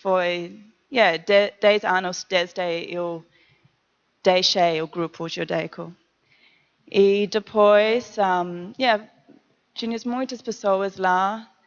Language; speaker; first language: Portuguese; non-native, learner; English